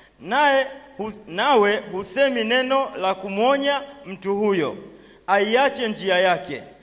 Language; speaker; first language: Swahili; native; Swahili